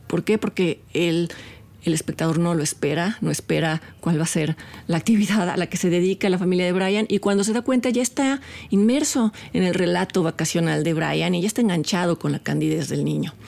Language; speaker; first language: Spanish; native; Spanish